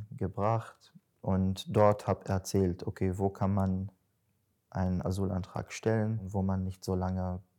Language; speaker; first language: German; non-native, learner; Arabic